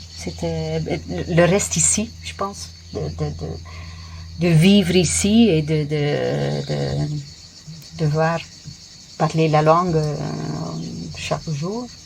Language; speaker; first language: French; non-native, fluent; Dutch